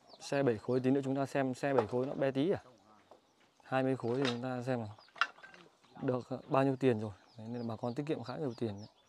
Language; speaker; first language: Vietnamese; native; Vietnamese